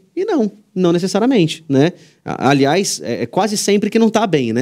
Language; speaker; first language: Portuguese; native; Portuguese